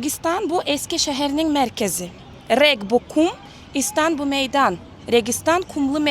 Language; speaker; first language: Turkish; non-native, learner; Uzbek